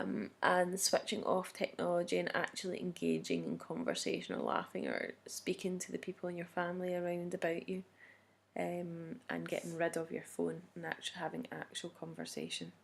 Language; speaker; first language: English; native; English